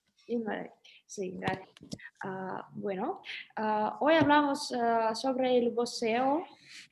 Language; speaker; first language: Spanish; non-native, fluent; Russian